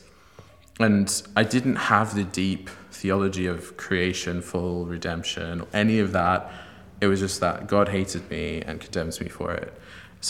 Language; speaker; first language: English; native; English